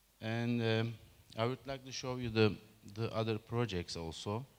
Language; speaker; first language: English; non-native, learner; Turkish